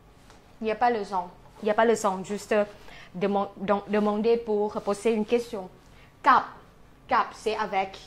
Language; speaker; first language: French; non-native, fluent; Thai